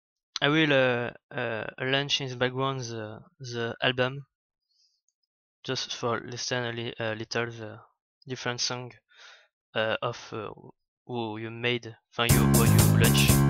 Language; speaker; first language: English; non-native, learner; French